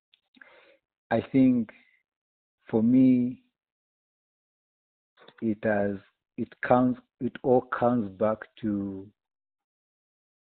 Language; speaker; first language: English; non-native, local second language; Ganda